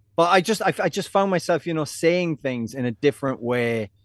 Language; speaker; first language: English; native; English